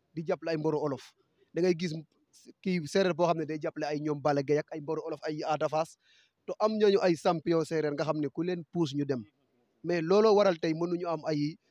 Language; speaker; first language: Wolof; native; Wolof